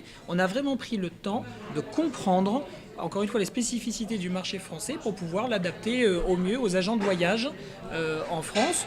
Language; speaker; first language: French; native; French